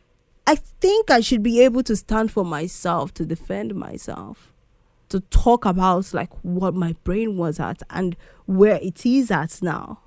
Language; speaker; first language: English; non-native, local second language; Igbo